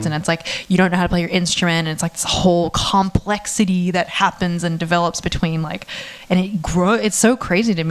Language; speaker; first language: English; native; English